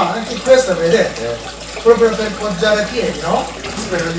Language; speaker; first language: Italian; non-native, learner; Japanese